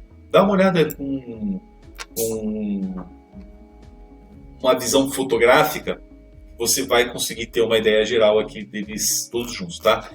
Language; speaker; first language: Portuguese; native; Portuguese